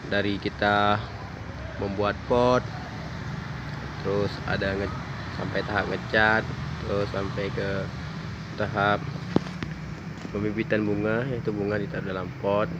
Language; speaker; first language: Indonesian; native; Indonesian